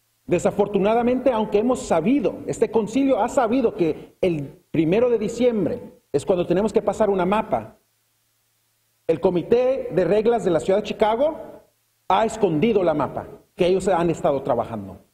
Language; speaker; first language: Spanish; early bilingual, other home language; English